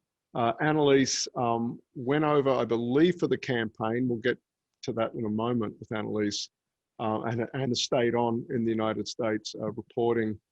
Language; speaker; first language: English; native; English